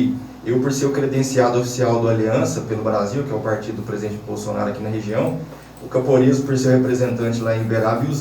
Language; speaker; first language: Portuguese; native; Portuguese